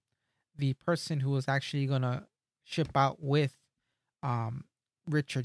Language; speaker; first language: English; native; English